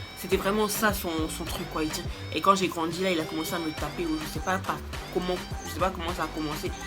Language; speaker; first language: French; native; French